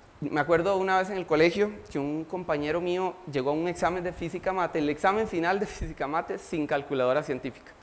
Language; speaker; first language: Spanish; native; Spanish